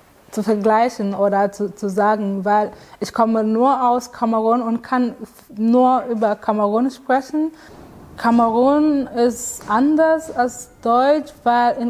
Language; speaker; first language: German; non-native, learner; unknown